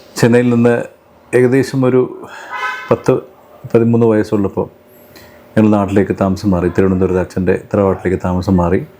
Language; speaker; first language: Malayalam; early bilingual, heritage; Malayalam